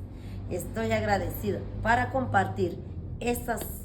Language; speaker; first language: Spanish; non-native, local second language; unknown